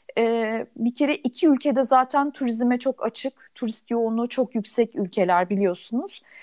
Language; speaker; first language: Turkish; native; Turkish